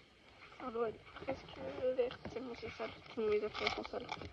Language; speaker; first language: French; native; French